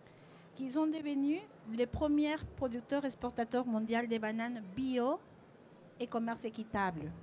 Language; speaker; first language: French; non-native, fluent; Spanish